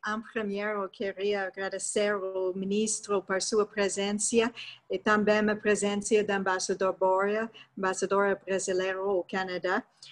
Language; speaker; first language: Portuguese; non-native, learner; English